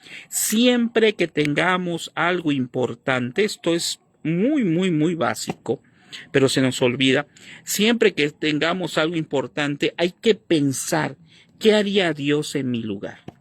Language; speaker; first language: Spanish; native; Spanish